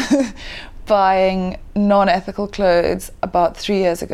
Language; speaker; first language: English; native; English